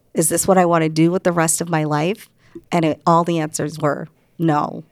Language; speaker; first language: English; early bilingual, other home language; Hindi